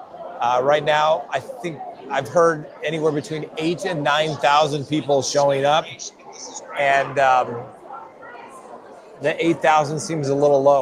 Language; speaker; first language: English; native; English